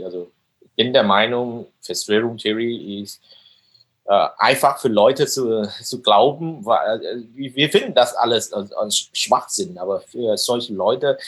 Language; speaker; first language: German; non-native, fluent; Vietnamese